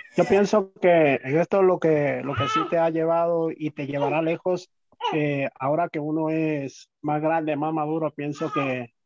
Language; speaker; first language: Spanish; native; Spanish